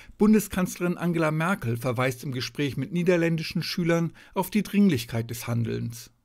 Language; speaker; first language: German; native; German